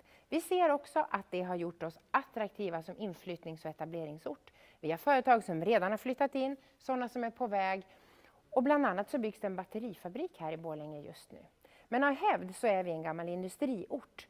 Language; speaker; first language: Swedish; native; Swedish